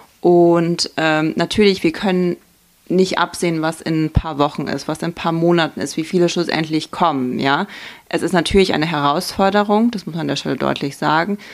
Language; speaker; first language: German; early bilingual, other home language; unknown